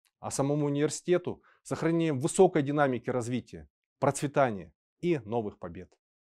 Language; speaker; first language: Russian; native; Russian